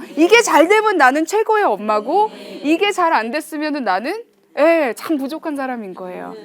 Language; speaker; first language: Korean; early bilingual, heritage; Korean